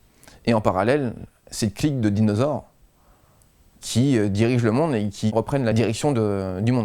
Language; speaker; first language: French; native; French